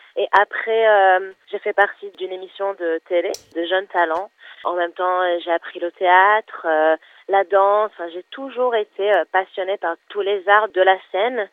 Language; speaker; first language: French; non-native, fluent; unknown